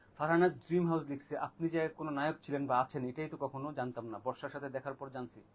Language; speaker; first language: Bangla; native; Bangla